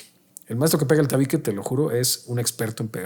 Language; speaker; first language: Spanish; native; Spanish